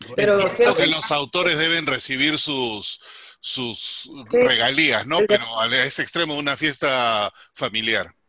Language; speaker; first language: Spanish; native; Spanish